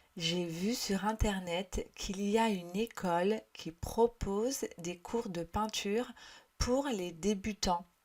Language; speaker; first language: French; native; French